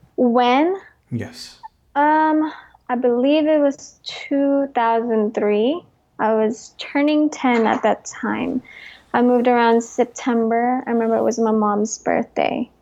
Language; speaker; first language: English; early bilingual, other home language; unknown